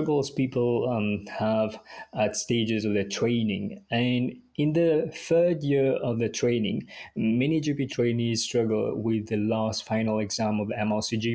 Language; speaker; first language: English; non-native, fluent; Morisyen